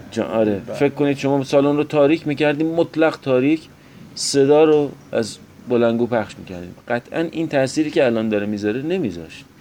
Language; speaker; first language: Persian; non-native, local second language; Azerbaijani